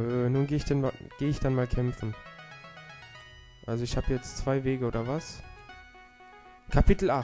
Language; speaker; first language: German; native; German